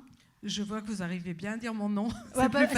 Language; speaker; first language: French; native; French